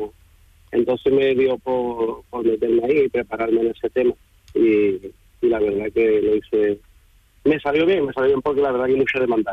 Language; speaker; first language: Spanish; native; Spanish